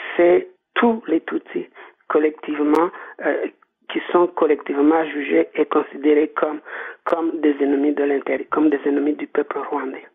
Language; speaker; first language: French; non-native, local second language; Kinyarwanda